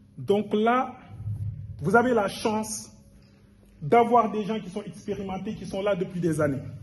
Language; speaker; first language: French; non-native, local second language; Wolof